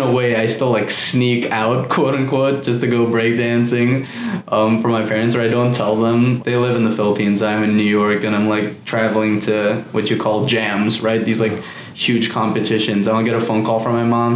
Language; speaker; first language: English; non-native, local second language; Filipino